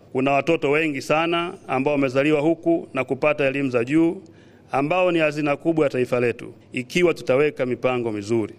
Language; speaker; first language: Swahili; native; Swahili